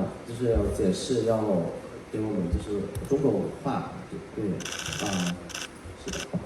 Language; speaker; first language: Chinese; non-native, learner; Thai